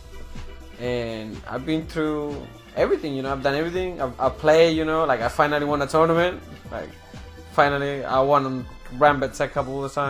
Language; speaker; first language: English; non-native, fluent; Spanish